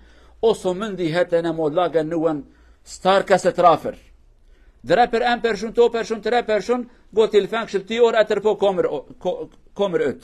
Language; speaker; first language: Norwegian; non-native, fluent; Kurdish